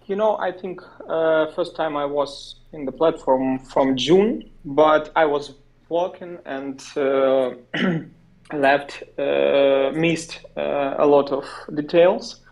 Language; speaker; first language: English; non-native, learner; Russian